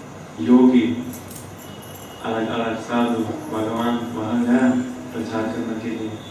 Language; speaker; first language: Hindi; non-native, fluent; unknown